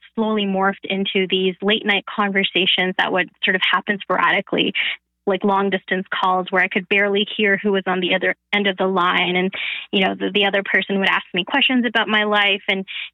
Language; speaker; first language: English; non-native, fluent; Bangla